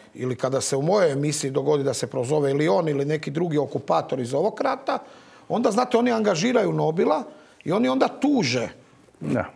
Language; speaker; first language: Croatian; native; Croatian